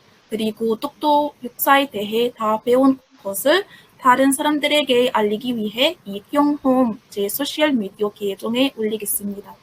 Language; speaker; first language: Korean; non-native, fluent; Arabic